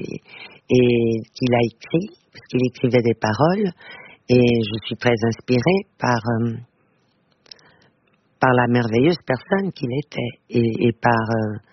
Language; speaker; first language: French; non-native, fluent; Portuguese